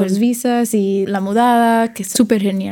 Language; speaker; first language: Spanish; early bilingual, other home language; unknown